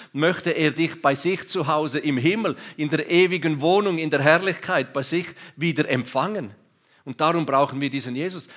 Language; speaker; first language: German; non-native, local second language; Romansh